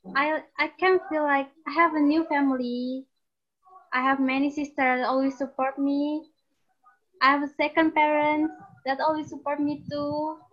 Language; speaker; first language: English; non-native, learner; Indonesian